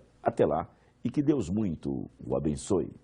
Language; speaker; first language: Portuguese; native; Portuguese